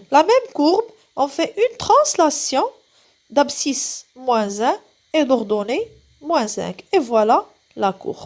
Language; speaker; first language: French; non-native, local second language; Arabic